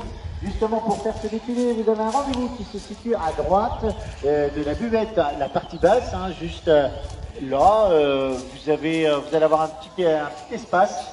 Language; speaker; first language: French; native; French